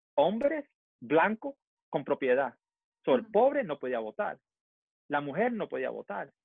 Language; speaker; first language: Spanish; early bilingual, heritage; Spanish